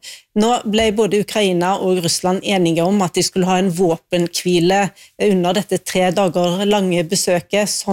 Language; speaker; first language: Norwegian; native; Norwegian